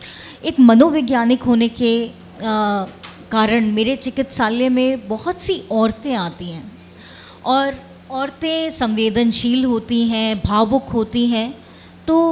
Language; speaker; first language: Hindi; native; Hindi